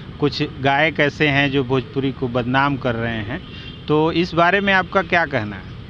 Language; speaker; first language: Hindi; native; Hindi